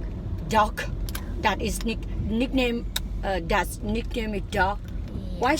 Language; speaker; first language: English; non-native, learner; Vietnamese